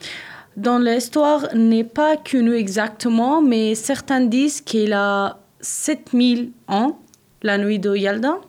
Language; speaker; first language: French; non-native, learner; Persian